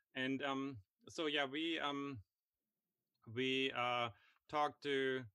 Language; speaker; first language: English; non-native, fluent; German